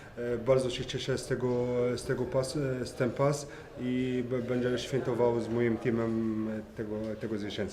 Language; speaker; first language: Polish; non-native, learner; French